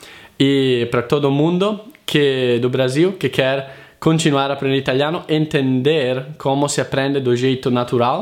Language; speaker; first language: Portuguese; non-native, fluent; Italian